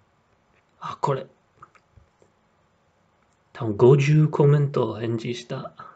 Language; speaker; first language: Japanese; non-native, learner; English